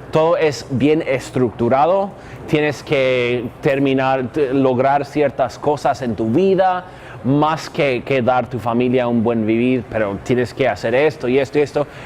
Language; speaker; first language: Spanish; non-native, fluent; English